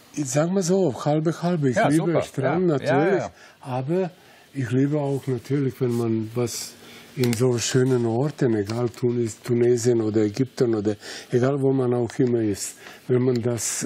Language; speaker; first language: German; non-native, fluent; Serbian